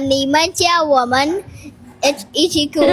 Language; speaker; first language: Chinese; non-native, learner; Khmer